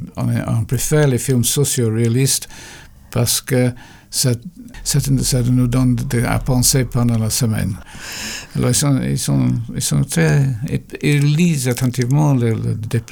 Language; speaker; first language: French; non-native, fluent; English